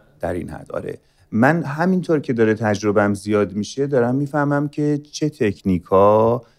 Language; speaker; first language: Persian; native; Persian